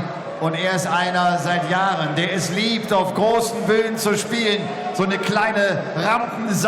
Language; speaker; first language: German; native; German